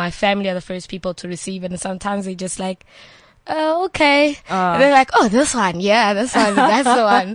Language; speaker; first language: English; non-native, local second language; Northern Sotho